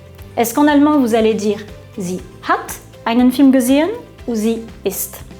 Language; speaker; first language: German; non-native, fluent; French